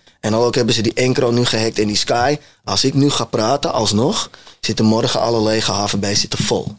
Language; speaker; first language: Dutch; native; Dutch